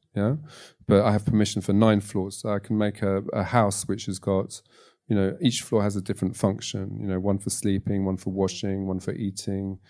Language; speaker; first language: English; native; English